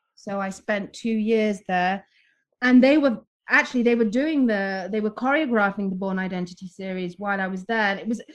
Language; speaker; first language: English; native; English